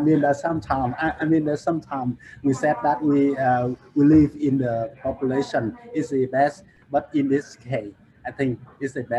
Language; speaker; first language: English; non-native, learner; Vietnamese